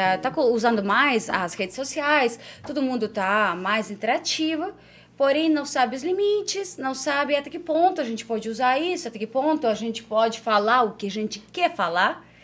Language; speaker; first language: Portuguese; non-native, fluent; Ukrainian